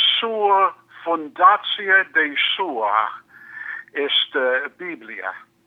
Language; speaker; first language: Romanian; non-native, learner; English